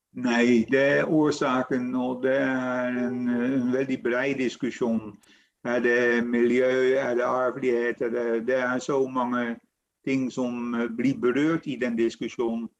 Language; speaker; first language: Norwegian; non-native, fluent; Dutch